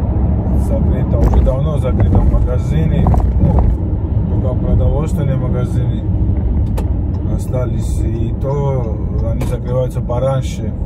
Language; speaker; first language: Russian; non-native, fluent; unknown